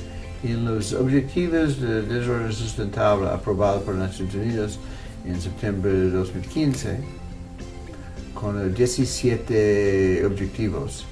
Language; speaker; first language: Spanish; non-native, fluent; English